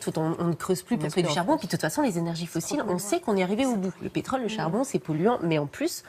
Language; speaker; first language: French; native; French